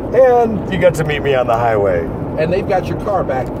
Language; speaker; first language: English; native; English